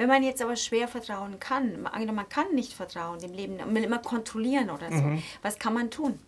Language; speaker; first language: German; native; German